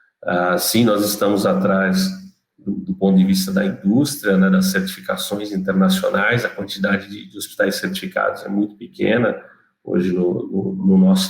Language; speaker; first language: Portuguese; native; Portuguese